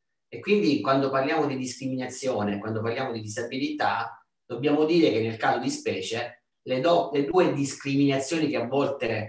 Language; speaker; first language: Italian; native; Italian